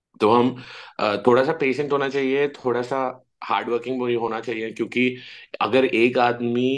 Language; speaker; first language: Hindi; non-native, local second language; Malayalam